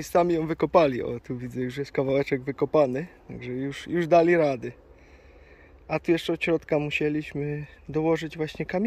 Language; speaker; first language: Polish; native; Polish